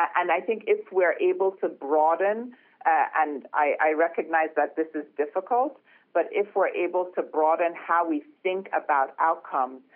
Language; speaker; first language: English; non-native, local second language; Yoruba